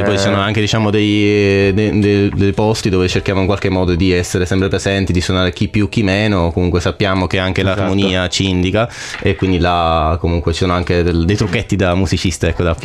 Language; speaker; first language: Italian; native; Italian